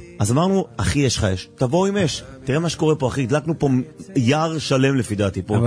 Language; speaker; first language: Hebrew; native; Hebrew